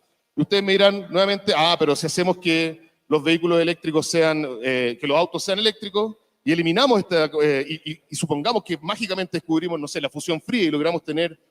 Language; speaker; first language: Spanish; native; Spanish